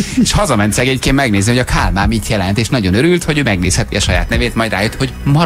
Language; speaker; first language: Hungarian; native; Hungarian